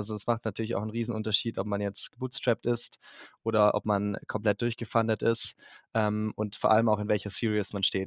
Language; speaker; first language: German; native; German